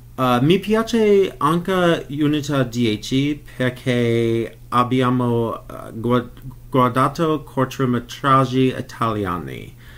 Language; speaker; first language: Italian; non-native, learner; English